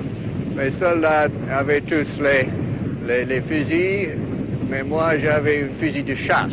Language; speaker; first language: French; non-native, learner; English